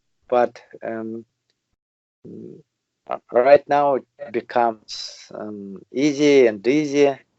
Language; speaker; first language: English; non-native, learner; Russian